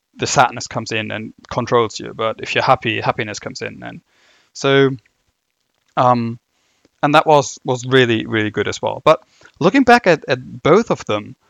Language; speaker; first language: English; non-native, fluent; German